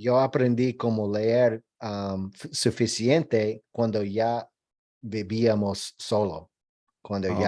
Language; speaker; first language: Spanish; non-native, learner; English